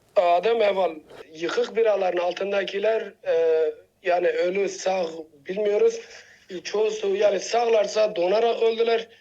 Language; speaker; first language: Turkish; native; Turkish